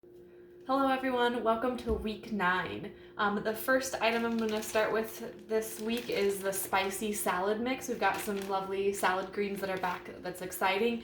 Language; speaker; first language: English; native; English